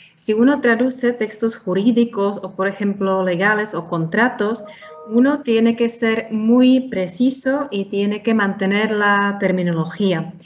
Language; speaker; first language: Spanish; non-native, fluent; Czech